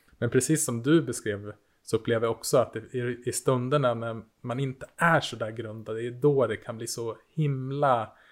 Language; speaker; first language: Swedish; native; Swedish